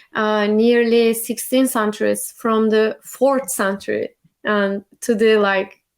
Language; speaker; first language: English; non-native, learner; Turkish